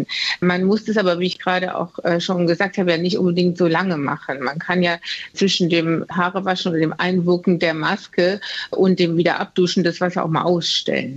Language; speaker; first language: German; native; German